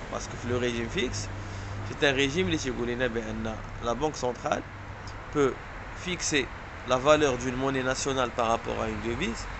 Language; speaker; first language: French; non-native, local second language; Arabic